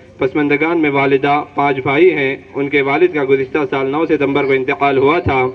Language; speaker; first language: Urdu; non-native, local second language; Konkani